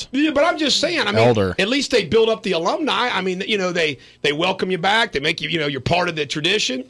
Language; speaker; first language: English; native; English